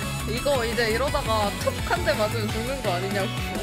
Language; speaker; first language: Korean; native; Korean